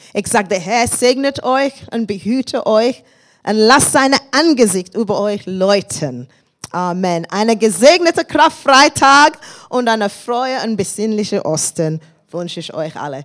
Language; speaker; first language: German; non-native, fluent; English